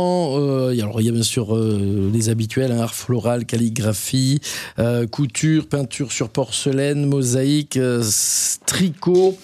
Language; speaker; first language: French; native; French